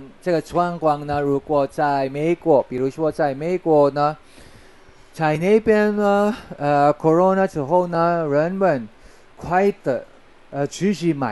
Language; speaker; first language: Chinese; non-native, fluent; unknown